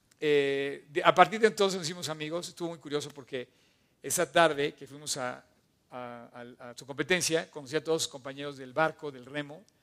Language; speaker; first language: Spanish; native; Spanish